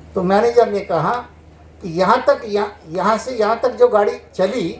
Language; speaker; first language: Hindi; non-native, local second language; Marathi